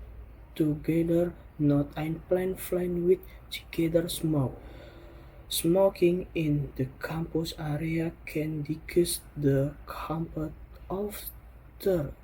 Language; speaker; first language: English; non-native, learner; Indonesian